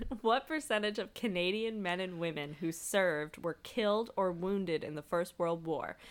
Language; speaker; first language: English; native; English